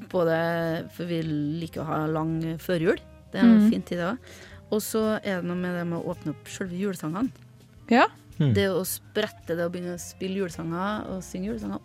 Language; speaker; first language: Norwegian; native; Norwegian